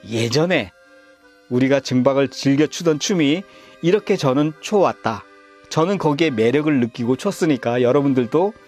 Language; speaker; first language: Korean; native; Korean